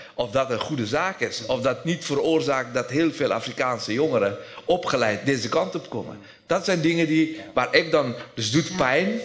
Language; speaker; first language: Dutch; non-native, fluent; Persian